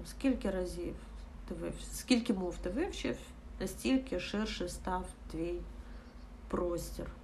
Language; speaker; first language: Ukrainian; non-native, local second language; Russian